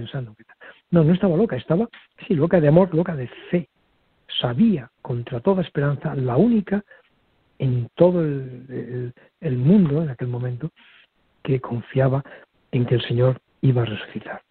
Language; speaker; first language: Spanish; native; Spanish